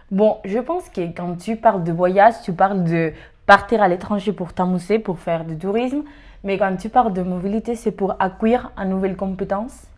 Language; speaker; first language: French; non-native, learner; Spanish